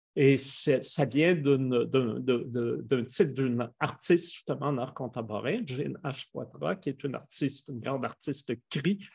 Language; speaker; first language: French; native; French